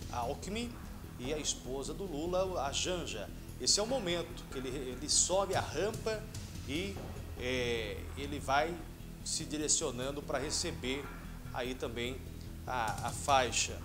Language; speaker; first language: Portuguese; native; Portuguese